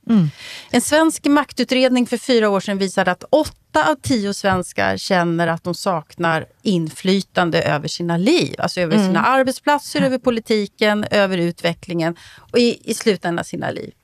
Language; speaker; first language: Swedish; native; Swedish